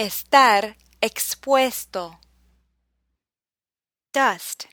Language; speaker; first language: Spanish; non-native, fluent; English